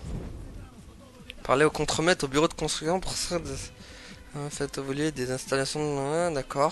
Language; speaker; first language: French; native; French